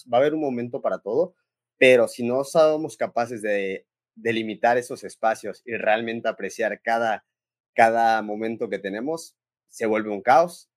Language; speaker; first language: Spanish; native; Spanish